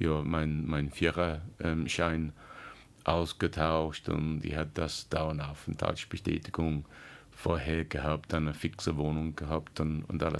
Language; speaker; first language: German; non-native, learner; English